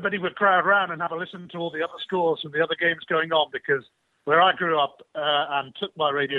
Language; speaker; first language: English; native; English